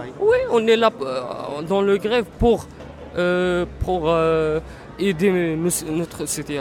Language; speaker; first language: French; non-native, learner; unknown